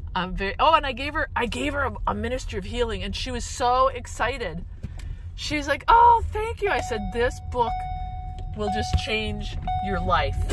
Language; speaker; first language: English; native; English